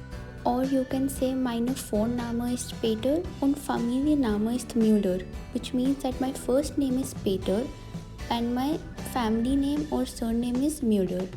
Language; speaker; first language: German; non-native, fluent; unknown